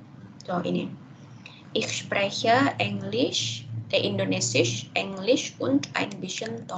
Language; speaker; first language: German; non-native, fluent; Indonesian